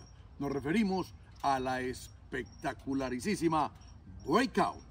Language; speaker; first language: Spanish; native; Spanish